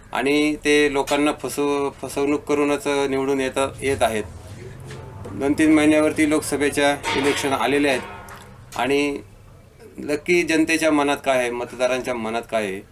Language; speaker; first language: Marathi; native; Marathi